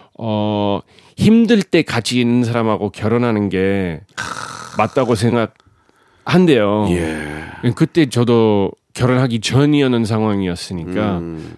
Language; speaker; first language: Korean; non-native, fluent; English